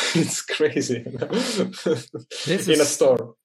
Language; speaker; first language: English; non-native, fluent; Croatian